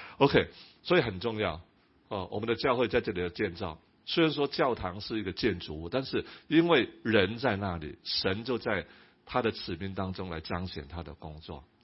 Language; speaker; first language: Chinese; non-native, local second language; Cantonese